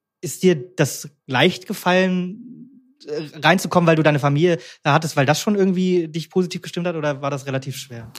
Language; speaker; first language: German; native; German